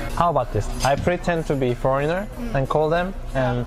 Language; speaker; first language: English; non-native, learner; Korean